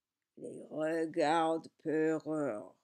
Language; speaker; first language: French; non-native, learner; English